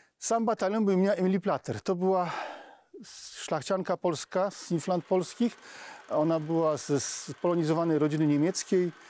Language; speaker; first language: Polish; native; Polish